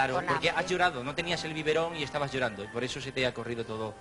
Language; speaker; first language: Spanish; native; Spanish